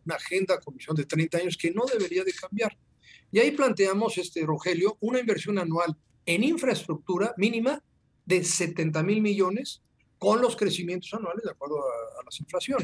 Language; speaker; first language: Spanish; native; Spanish